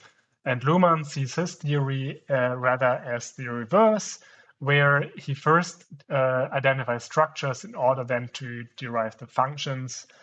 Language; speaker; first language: English; non-native, fluent; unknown